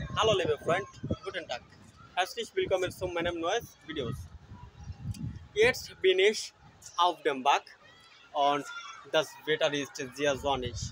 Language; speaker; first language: German; non-native, learner; Bangla